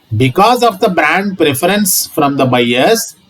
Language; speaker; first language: English; non-native, local second language; Telugu